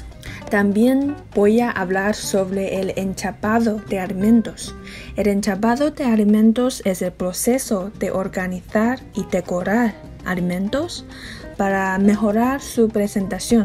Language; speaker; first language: Spanish; non-native, fluent; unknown